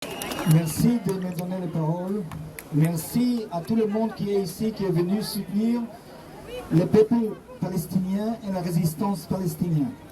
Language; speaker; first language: French; non-native, fluent; Hebrew